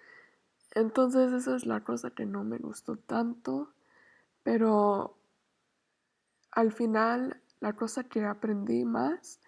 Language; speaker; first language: Spanish; non-native, learner; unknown